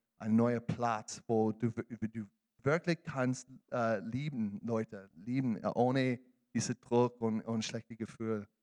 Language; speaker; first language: German; non-native, learner; English